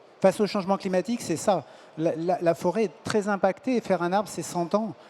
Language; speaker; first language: French; native; French